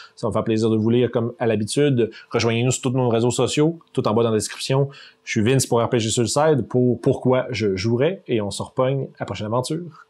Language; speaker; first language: French; native; French